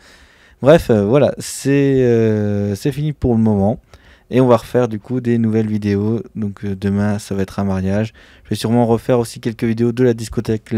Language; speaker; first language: French; native; French